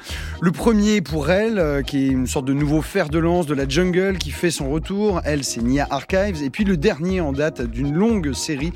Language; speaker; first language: French; native; French